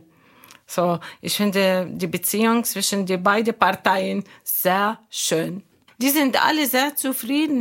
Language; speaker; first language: German; non-native, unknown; Arabic